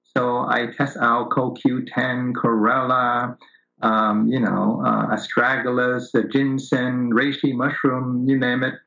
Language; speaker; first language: English; early bilingual, other home language; Vietnamese